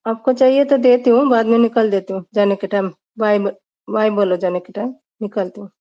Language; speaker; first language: Hindi; non-native, local second language; Kannada